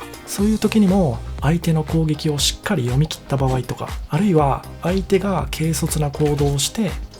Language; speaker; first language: Japanese; native; Japanese